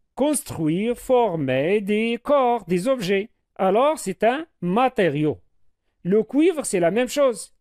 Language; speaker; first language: French; non-native, local second language; Arabic